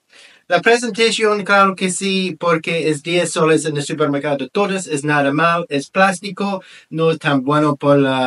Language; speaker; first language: Spanish; non-native, learner; English